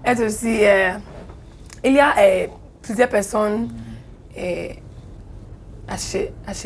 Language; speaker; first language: French; non-native, learner; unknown